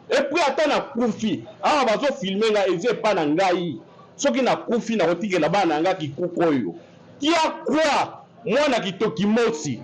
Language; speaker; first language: Lingala; non-native, local second language; Kituba (Democratic Republic of Congo)